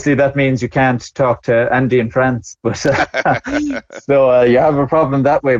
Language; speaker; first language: English; native; English